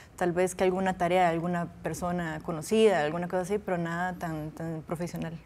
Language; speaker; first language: Spanish; native; Spanish